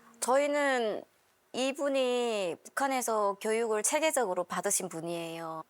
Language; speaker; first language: Korean; native; Korean